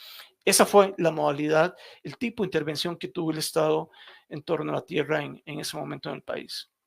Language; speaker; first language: Spanish; native; Spanish